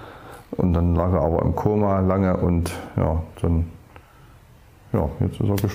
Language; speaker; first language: German; native; German